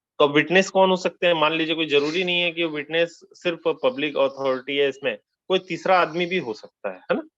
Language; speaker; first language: Hindi; native; Hindi